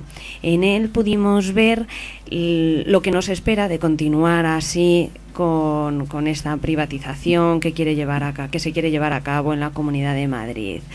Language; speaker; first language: Spanish; native; Spanish